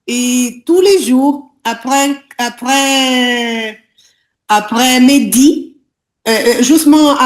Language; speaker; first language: French; non-native, learner; Portuguese